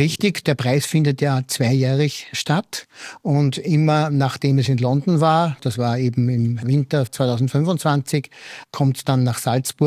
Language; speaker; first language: German; native; German